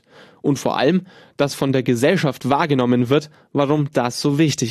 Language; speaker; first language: German; native; German